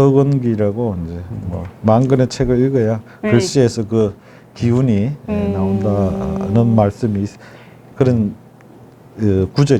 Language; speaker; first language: Korean; native; Korean